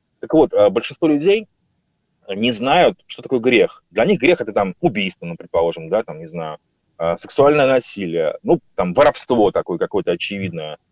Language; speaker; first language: Russian; native; Russian